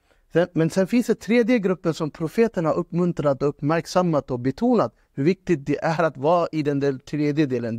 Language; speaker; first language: Swedish; non-native, fluent; Urdu